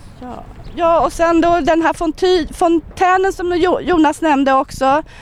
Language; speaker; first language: Swedish; native; Swedish